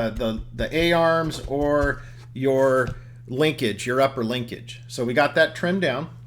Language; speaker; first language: English; native; English